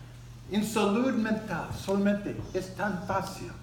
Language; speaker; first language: Spanish; non-native, learner; English